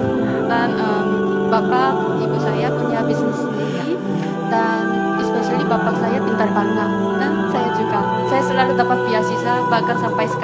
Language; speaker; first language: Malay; non-native, fluent; Korean